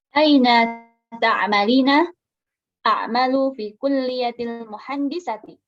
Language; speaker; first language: Arabic; non-native, learner; Indonesian